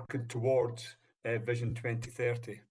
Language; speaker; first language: English; native; English